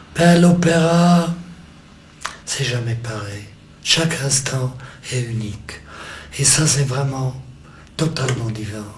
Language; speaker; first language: French; non-native, local second language; German